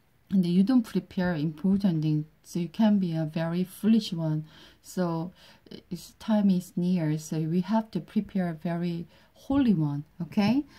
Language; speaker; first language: English; non-native, learner; Korean